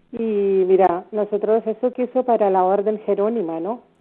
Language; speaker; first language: Spanish; non-native, learner; Malayalam